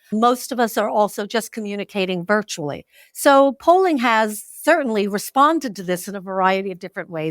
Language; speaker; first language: English; native; English